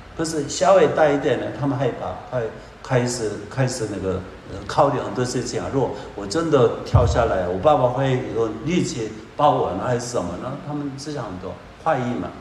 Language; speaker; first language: Chinese; non-native, fluent; Korean